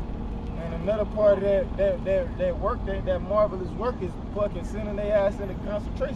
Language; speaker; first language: English; native; English